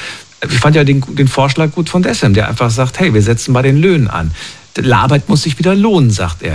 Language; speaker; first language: German; native; German